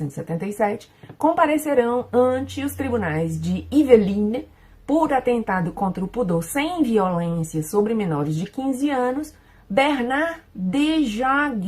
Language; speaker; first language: Portuguese; non-native, fluent; Spanish